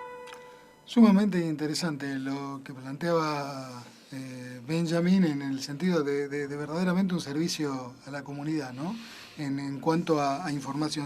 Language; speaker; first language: Spanish; native; Spanish